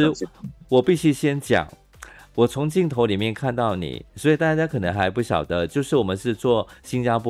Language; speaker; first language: Chinese; native; Chinese